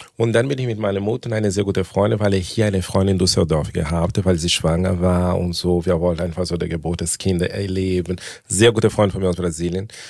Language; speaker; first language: German; non-native, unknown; Portuguese